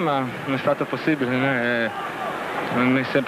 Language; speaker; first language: Italian; non-native, learner; Portuguese